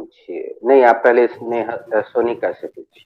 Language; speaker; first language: Hindi; native; Hindi